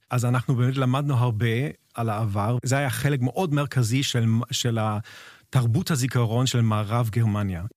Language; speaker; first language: Hebrew; non-native, fluent; German